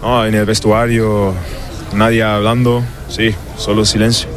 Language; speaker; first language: Spanish; non-native, learner; German